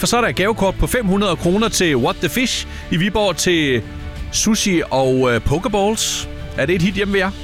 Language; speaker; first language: Danish; native; Danish